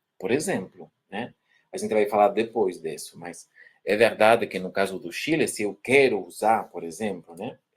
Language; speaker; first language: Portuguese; non-native, fluent; Spanish